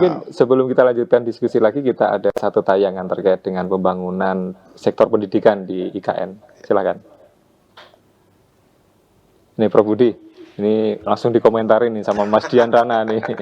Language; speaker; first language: Indonesian; native; Indonesian